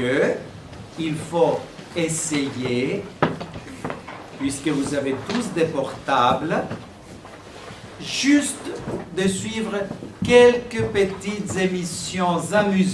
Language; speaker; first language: French; non-native, fluent; Greek